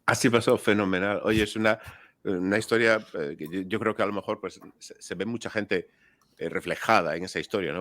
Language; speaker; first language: Spanish; native; Spanish